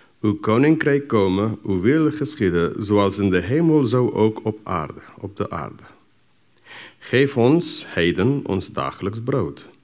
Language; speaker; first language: Dutch; non-native, fluent; English